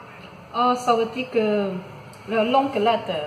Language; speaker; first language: French; non-native, learner; Chinese